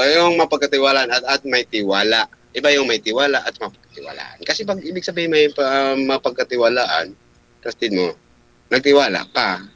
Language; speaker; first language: Filipino; non-native, local second language; Cebuano